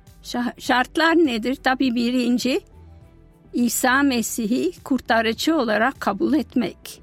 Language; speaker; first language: Turkish; non-native, fluent; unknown